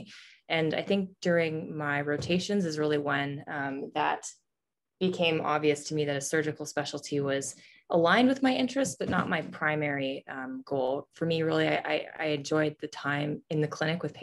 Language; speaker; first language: English; native; English